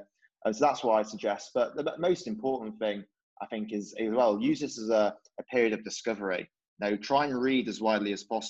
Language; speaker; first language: English; native; English